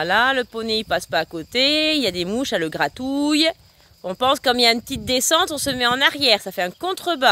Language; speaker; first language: French; native; French